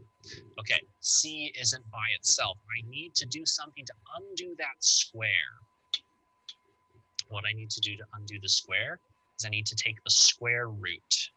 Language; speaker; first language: English; native; English